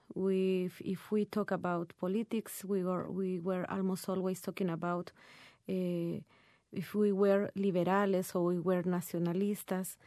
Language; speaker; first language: English; non-native, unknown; Spanish